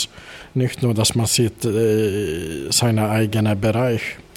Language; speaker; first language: German; non-native, fluent; Swedish